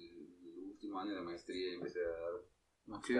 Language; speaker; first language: Spanish; native; Spanish